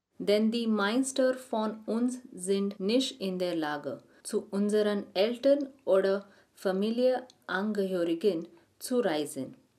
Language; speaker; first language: German; non-native, learner; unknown